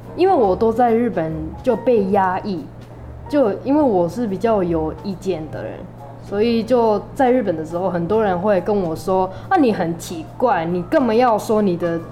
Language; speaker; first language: Chinese; non-native, fluent; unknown